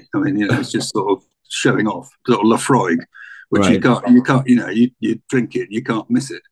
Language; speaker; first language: English; native; English